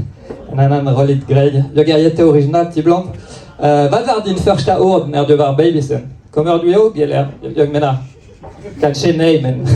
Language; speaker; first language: Swedish; non-native, learner; French